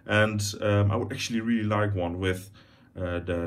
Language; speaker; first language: English; non-native, fluent; Dutch